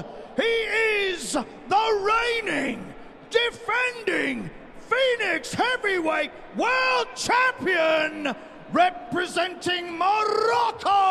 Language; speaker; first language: English; native; English